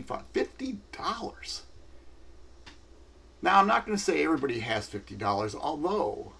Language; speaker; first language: English; native; English